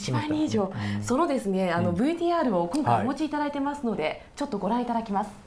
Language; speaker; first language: Japanese; native; Japanese